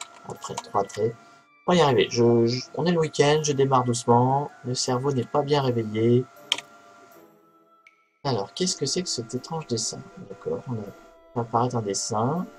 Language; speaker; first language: French; native; French